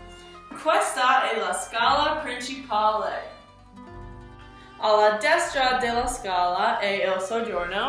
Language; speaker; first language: Italian; non-native, learner; English